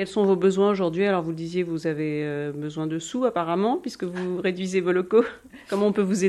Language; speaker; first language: French; native; French